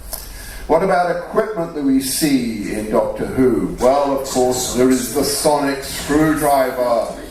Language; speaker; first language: English; native; English